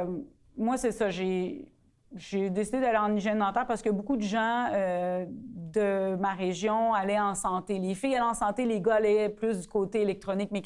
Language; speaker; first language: French; native; French